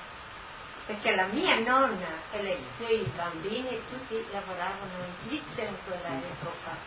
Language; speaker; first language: Italian; non-native, local second language; Friulian